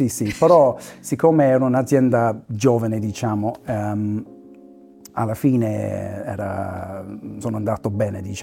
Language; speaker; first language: Italian; non-native, fluent; English